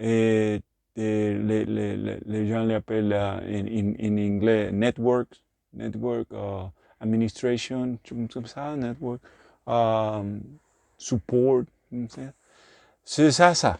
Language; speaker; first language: French; non-native, learner; Spanish